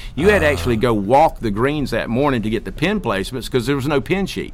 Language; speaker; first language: English; native; English